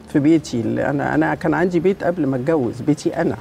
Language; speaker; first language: Arabic; native; Arabic